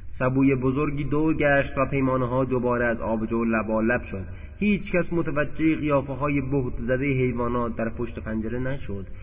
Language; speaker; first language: Persian; native; Persian